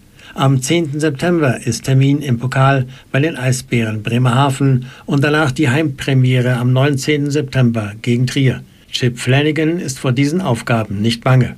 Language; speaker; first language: German; native; German